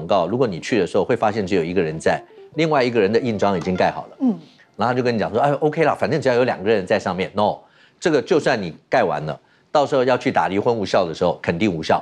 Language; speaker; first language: Chinese; native; Chinese